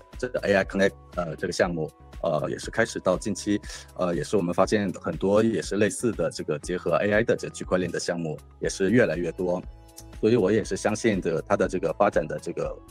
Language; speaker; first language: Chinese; non-native, fluent; Korean